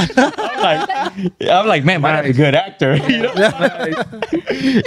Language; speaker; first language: English; native; English